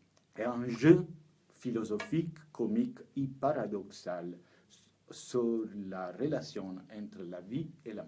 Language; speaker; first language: French; non-native, learner; Italian